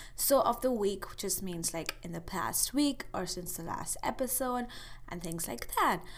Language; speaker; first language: English; non-native, local second language; Hindi